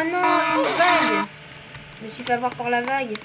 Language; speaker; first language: French; native; French